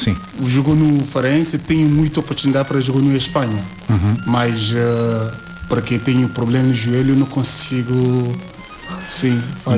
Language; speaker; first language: Portuguese; non-native, learner; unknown